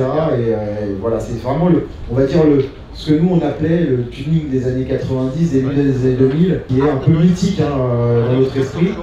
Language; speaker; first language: French; native; French